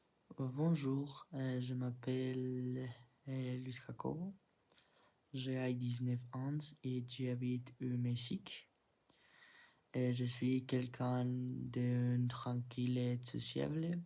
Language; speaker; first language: French; non-native, learner; Spanish